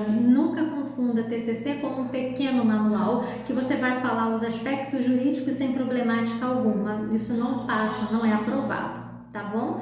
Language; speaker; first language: Portuguese; native; Portuguese